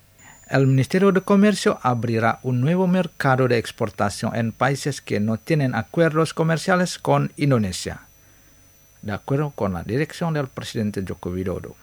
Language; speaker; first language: Spanish; non-native, fluent; Indonesian